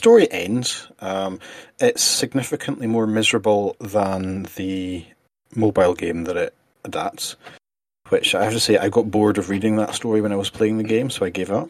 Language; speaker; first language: English; native; English